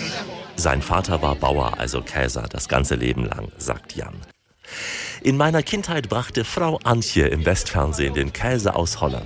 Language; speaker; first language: German; native; German